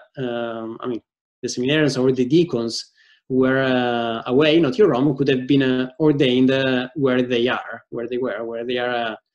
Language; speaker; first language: English; non-native, fluent; Italian